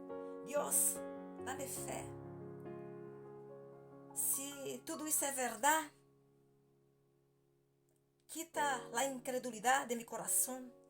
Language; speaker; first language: Spanish; non-native, learner; Portuguese